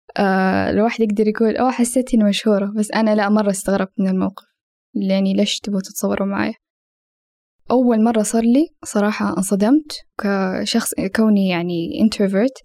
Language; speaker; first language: Arabic; native; Arabic